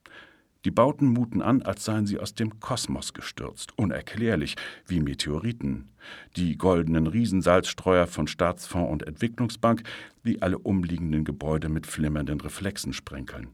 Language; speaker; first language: German; native; German